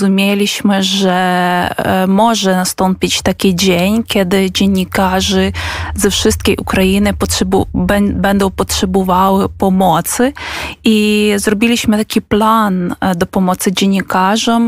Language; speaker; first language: Polish; non-native, fluent; Ukrainian